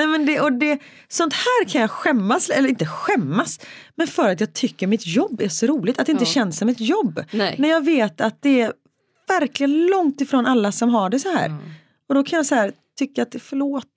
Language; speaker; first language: Swedish; native; Swedish